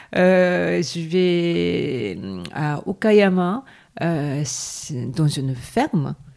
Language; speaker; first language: French; non-native, fluent; Japanese